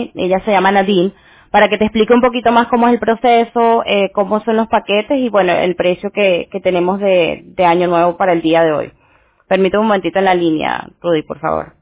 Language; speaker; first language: Spanish; non-native, fluent; English